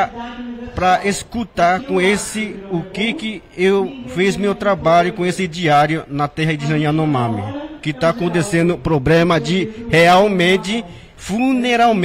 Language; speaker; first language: Portuguese; non-native, local second language; Yanomámi